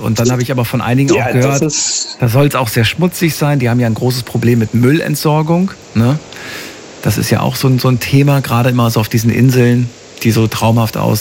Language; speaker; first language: German; native; German